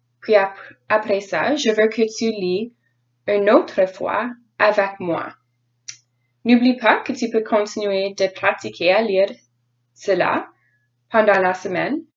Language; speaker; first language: French; non-native, fluent; English